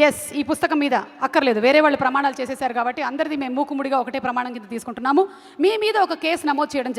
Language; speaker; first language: Telugu; native; Telugu